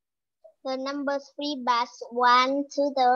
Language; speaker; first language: English; non-native, learner; Japanese